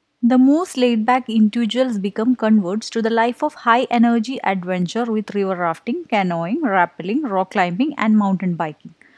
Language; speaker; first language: English; non-native, local second language; Malayalam